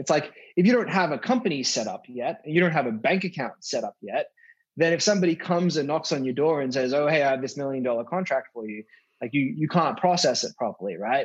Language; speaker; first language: English; native; English